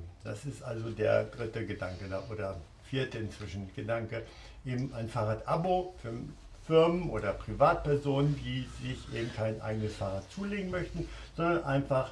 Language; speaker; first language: German; native; German